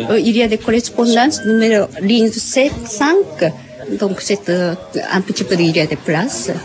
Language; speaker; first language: French; non-native, fluent; Japanese